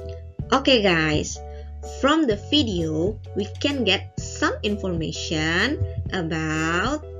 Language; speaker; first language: English; non-native, learner; Indonesian